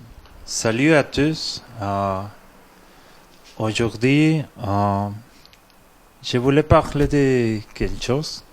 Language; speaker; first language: French; non-native, fluent; Spanish